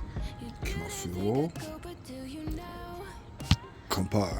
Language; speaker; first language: Japanese; native; Japanese